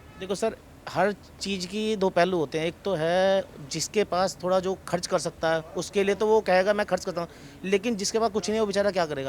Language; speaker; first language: Hindi; native; Hindi